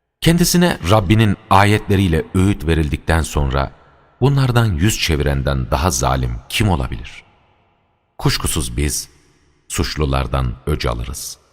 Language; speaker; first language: Turkish; native; Turkish